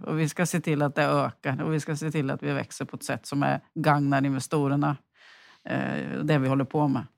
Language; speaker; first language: Swedish; native; Swedish